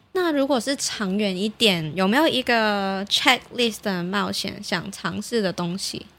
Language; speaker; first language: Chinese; native; Chinese